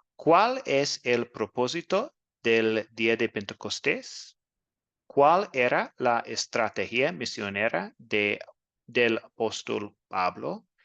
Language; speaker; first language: Spanish; non-native, learner; English